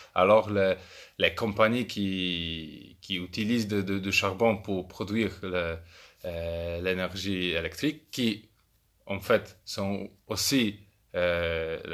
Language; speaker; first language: French; non-native, fluent; Polish